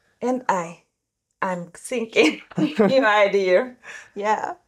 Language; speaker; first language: English; non-native, learner; Japanese